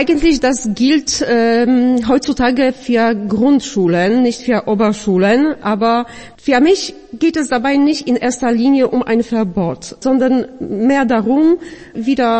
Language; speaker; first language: German; non-native, fluent; Polish